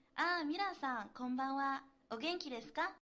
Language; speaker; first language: Japanese; non-native, fluent; Chinese